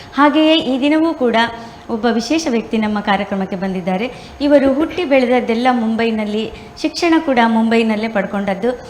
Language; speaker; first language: Kannada; native; Kannada